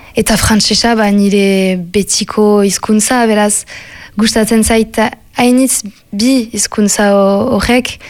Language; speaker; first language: Basque; non-native, local second language; French